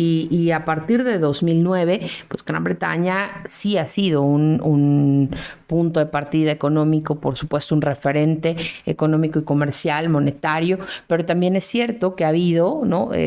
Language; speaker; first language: Spanish; native; Spanish